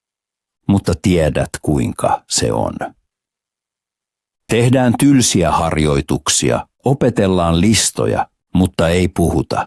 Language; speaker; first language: Finnish; non-native, fluent; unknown